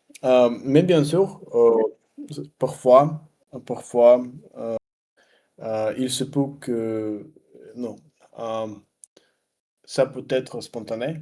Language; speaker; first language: French; non-native, learner; Russian